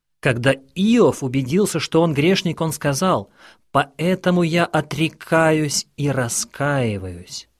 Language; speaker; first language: Russian; non-native, local second language; Ukrainian